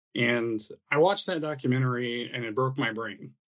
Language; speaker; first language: English; native; English